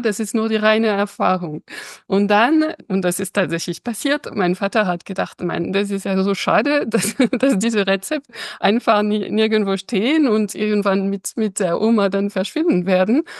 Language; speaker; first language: German; non-native, fluent; French